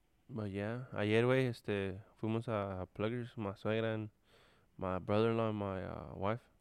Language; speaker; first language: English; early bilingual, other home language; Spanish